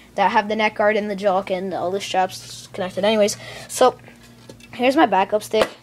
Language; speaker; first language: English; native; English